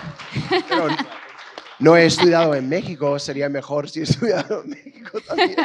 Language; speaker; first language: Spanish; non-native, fluent; English